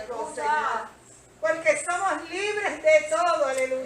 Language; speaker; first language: Spanish; native; Spanish